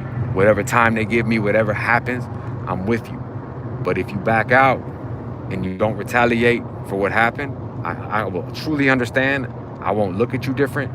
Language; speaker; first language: English; native; English